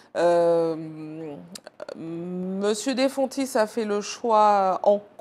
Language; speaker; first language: French; native; French